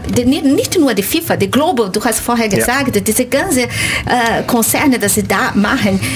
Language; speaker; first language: German; non-native, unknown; Portuguese